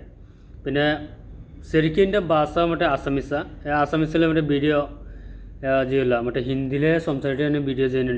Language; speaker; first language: Malayalam; non-native, learner; Assamese